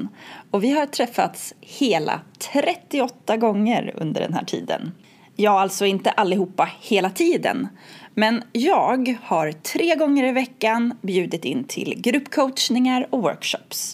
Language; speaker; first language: Swedish; native; Swedish